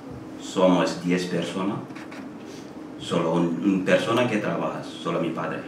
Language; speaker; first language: Spanish; non-native, learner; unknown